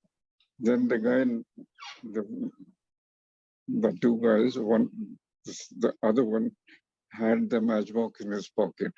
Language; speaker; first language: English; non-native, fluent; Hindi